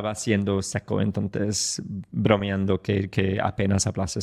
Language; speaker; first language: Spanish; non-native, fluent; English